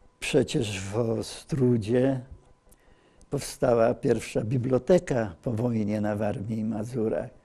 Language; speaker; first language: Polish; native; Polish